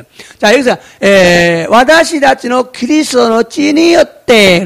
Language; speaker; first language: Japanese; non-native, fluent; Korean